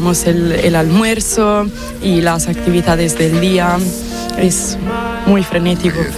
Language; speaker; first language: Spanish; non-native, fluent; Italian